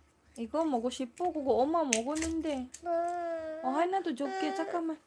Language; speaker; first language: Korean; non-native, learner; Cebuano